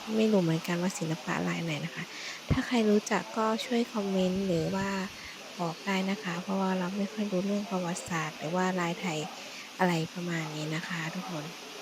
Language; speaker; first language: Thai; native; Thai